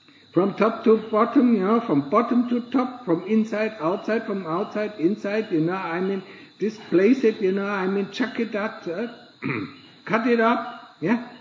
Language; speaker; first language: English; non-native, fluent; German